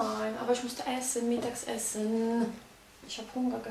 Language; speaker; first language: German; non-native, fluent; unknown